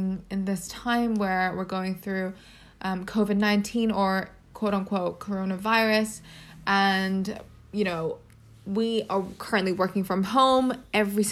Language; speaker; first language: English; non-native, local second language; Cantonese